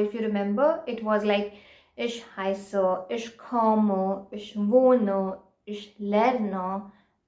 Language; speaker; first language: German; non-native, fluent; Marathi